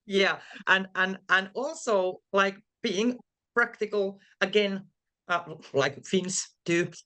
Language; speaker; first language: English; non-native, fluent; Finnish